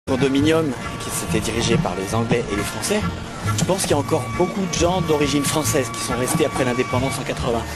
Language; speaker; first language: French; native; French